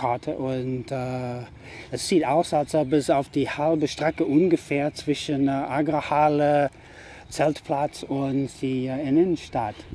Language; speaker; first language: German; non-native, fluent; English